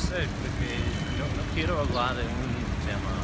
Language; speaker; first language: Spanish; non-native, fluent; English